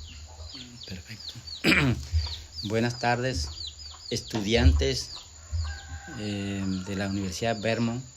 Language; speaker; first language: Spanish; non-native, local second language; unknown